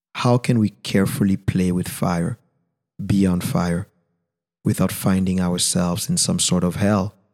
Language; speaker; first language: English; non-native, fluent; Haitian Creole